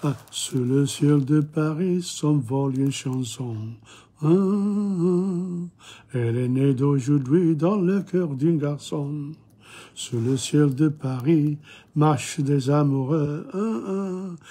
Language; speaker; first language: French; non-native, fluent; English